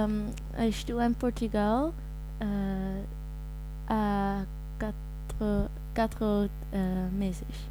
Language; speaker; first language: Portuguese; non-native, learner; Dutch